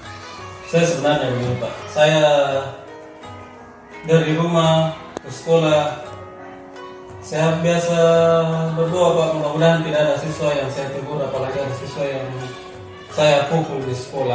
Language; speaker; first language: Indonesian; native; Indonesian